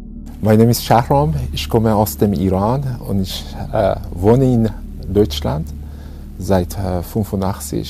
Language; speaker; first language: German; non-native, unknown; Persian